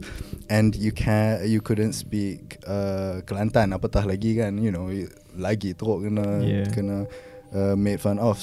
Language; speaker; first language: English; non-native, local second language; Pattani Malay